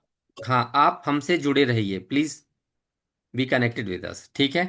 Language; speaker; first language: Hindi; native; Hindi